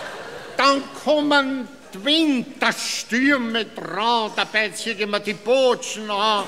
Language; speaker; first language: German; native; German